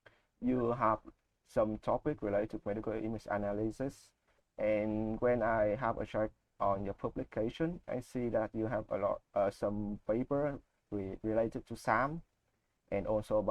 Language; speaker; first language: English; non-native, learner; Vietnamese